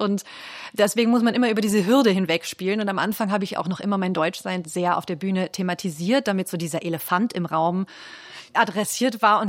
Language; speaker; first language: German; native; German